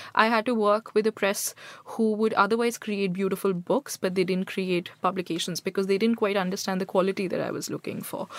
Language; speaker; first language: English; non-native, local second language; Hindi